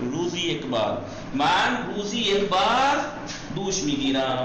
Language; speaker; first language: Persian; non-native, fluent; Urdu